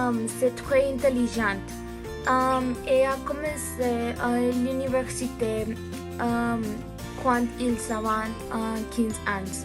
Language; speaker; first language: French; non-native, learner; English